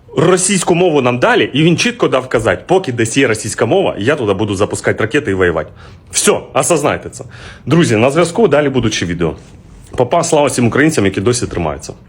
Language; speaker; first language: Ukrainian; non-native, local second language; Russian